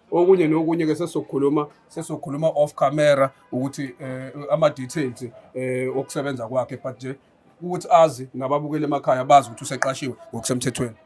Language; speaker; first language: Zulu; native; Zulu